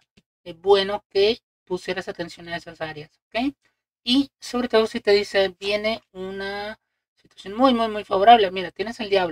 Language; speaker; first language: Spanish; native; Spanish